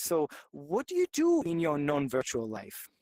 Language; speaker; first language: English; non-native, fluent; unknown